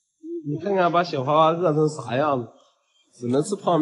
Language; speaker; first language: Chinese; native; Chinese